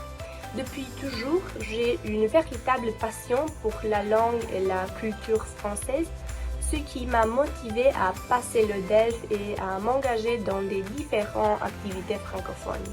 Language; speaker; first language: French; non-native, fluent; Romanian